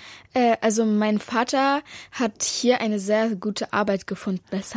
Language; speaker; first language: German; early bilingual, other home language; Ukrainian